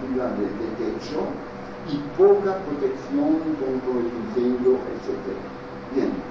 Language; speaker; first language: Spanish; non-native, fluent; French